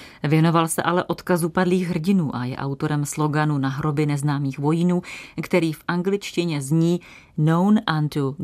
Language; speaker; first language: Czech; native; Czech